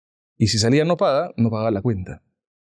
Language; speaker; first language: Spanish; native; Spanish